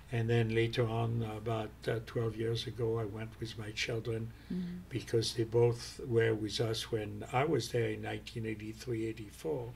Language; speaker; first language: English; non-native, fluent; French